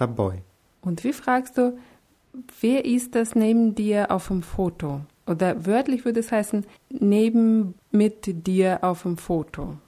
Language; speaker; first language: German; non-native, fluent; Russian